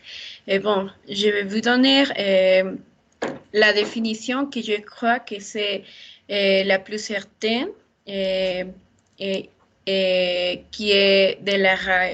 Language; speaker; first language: French; non-native, learner; Spanish